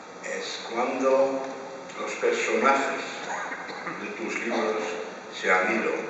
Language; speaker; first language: Spanish; non-native, fluent; Dutch